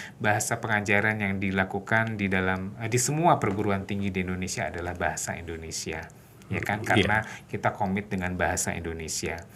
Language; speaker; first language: Indonesian; native; Indonesian